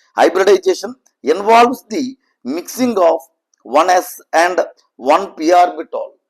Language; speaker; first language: English; non-native, local second language; Telugu